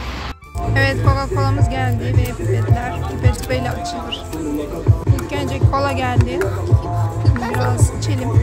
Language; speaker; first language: Turkish; early bilingual, other home language; Arabic